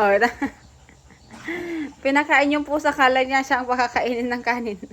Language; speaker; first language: Filipino; native; Filipino